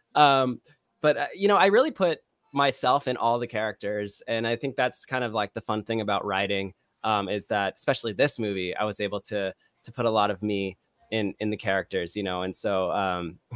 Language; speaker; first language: English; native; English